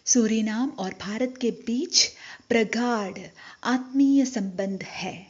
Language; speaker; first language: Hindi; non-native, local second language; Malayalam